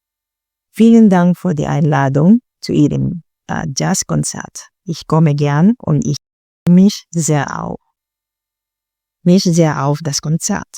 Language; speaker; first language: German; non-native, learner; Filipino